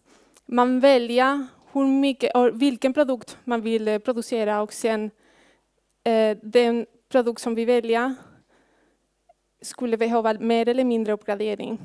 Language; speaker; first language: Swedish; non-native, fluent; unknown